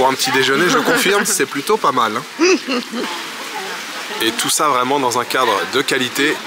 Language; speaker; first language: French; native; French